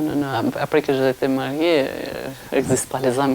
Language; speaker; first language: French; non-native, learner; Albanian